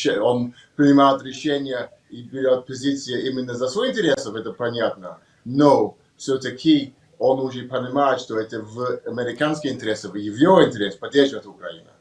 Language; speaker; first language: Russian; non-native, learner; English